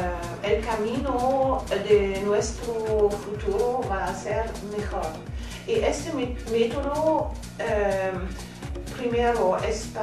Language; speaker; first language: Spanish; non-native, fluent; German